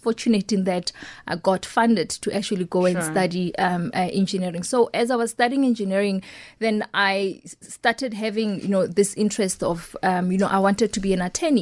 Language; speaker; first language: English; non-native, local second language; Northern Sotho